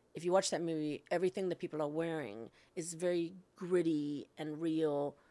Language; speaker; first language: English; native; English